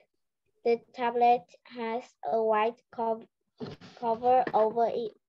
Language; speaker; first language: English; non-native, learner; Vietnamese